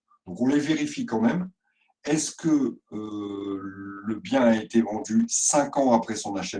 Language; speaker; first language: French; native; French